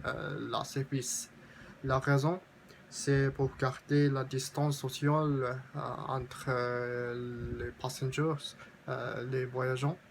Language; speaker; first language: French; non-native, learner; Japanese